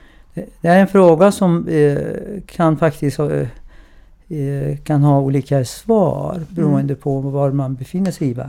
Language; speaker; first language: Swedish; non-native, fluent; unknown